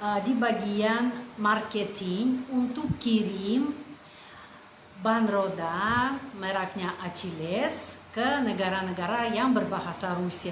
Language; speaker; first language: Indonesian; non-native, fluent; Russian